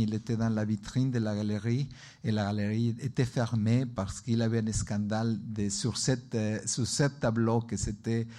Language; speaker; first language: French; non-native, learner; Spanish